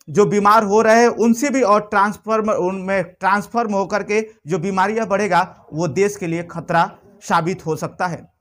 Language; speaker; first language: Hindi; non-native, local second language; Bhojpuri